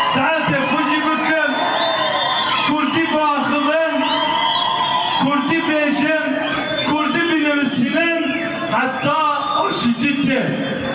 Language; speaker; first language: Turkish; non-native, local second language; Kurdish